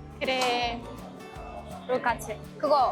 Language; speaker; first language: Korean; non-native, fluent; Russian